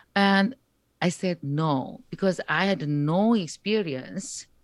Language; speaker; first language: English; non-native, learner; Korean